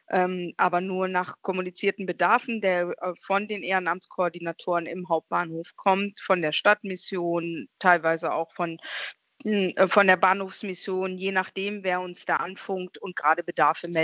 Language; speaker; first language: German; native; German